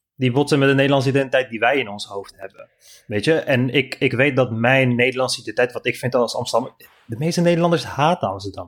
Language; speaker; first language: Dutch; non-native, fluent; Turkish